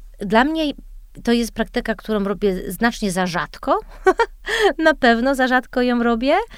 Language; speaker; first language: Polish; early bilingual, heritage; Polish